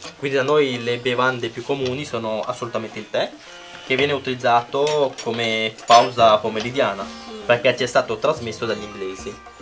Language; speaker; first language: Italian; non-native, fluent; Punjabi